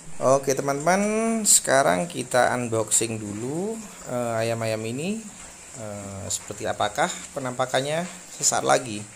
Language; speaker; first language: Indonesian; native; Indonesian